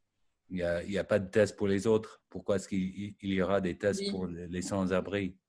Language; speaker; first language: French; non-native, fluent; English